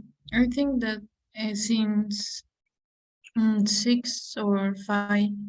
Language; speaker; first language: English; non-native, learner; Spanish